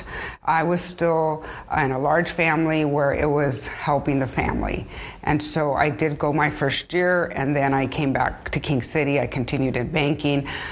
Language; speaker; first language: English; early bilingual, other home language; Spanish